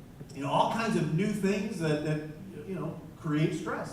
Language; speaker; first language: English; native; English